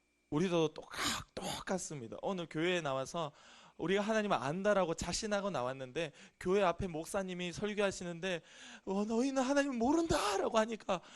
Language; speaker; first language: Korean; native; Korean